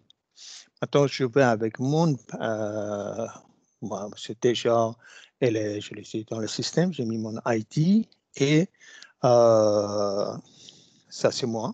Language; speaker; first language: French; non-native, fluent; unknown